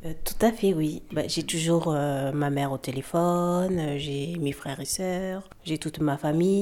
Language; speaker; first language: French; native; French